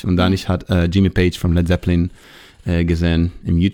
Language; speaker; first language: German; non-native, fluent; Hebrew